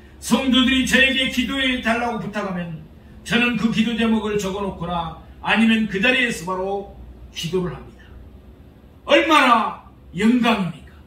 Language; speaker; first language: Korean; native; Korean